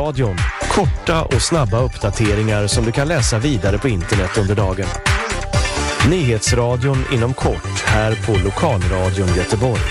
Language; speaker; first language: Swedish; native; Swedish